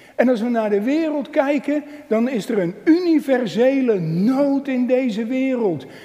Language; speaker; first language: Dutch; native; Dutch